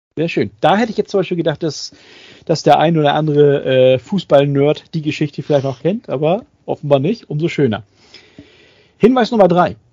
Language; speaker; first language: German; native; German